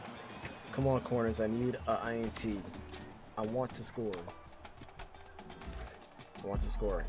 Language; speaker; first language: English; native; English